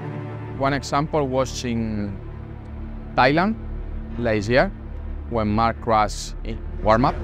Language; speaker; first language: English; non-native, learner; Spanish